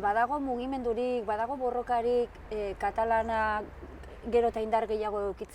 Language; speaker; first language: Basque; native; Basque